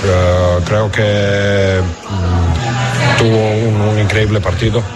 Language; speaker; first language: Spanish; non-native, fluent; English